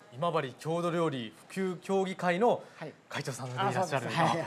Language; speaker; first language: Japanese; native; Japanese